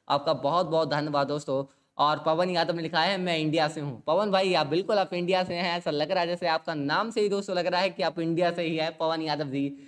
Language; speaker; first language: Hindi; native; Hindi